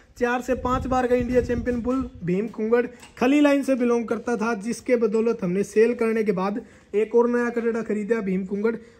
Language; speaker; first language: Hindi; native; Hindi